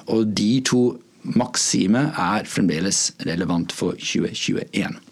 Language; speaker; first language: Norwegian; non-native, fluent; English